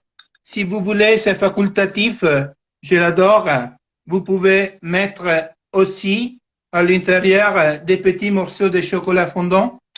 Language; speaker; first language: French; non-native, fluent; Italian